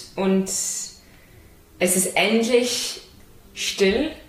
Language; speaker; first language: German; non-native, learner; English